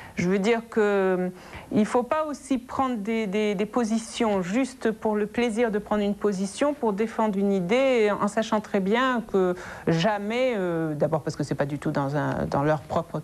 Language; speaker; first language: French; non-native, local second language; Arabic